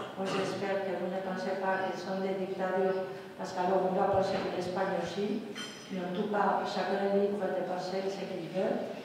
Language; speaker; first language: French; non-native, fluent; Spanish